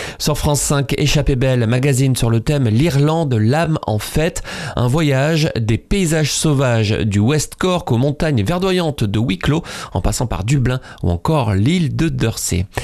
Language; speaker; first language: French; native; French